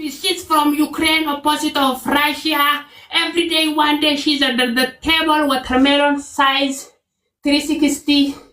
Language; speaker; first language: English; non-native, learner; Oromo